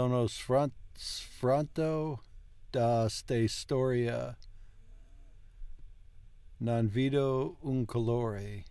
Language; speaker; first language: Italian; non-native, learner; English